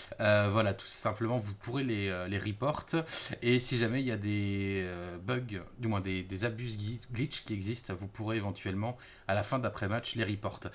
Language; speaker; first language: French; native; French